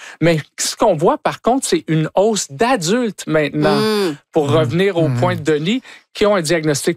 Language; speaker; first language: French; native; French